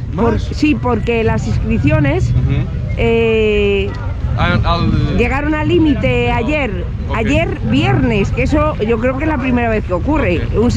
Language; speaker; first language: Spanish; native; Spanish